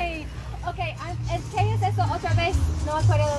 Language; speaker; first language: Spanish; non-native, learner; English